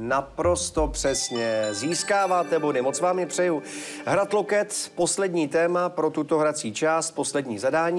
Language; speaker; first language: Czech; native; Czech